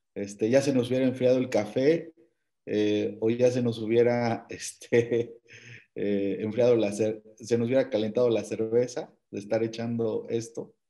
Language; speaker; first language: Spanish; native; Spanish